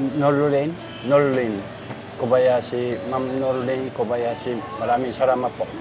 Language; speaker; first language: Filipino; non-native, learner; Japanese